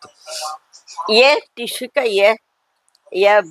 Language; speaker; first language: Hindi; non-native, local second language; Bangla